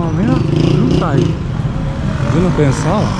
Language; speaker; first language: Spanish; non-native, learner; Japanese